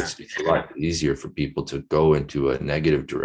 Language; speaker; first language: English; native; English